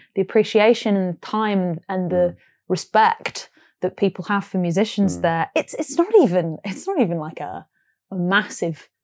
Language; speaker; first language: English; native; English